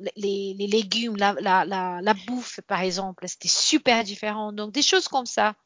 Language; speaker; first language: French; non-native, fluent; Portuguese